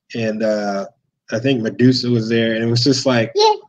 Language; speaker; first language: English; native; English